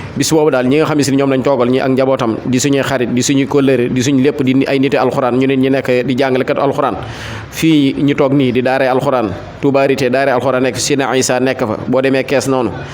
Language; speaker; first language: Wolof; native; Wolof